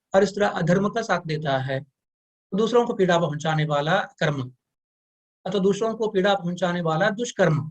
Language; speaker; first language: Hindi; non-native, local second language; Kannada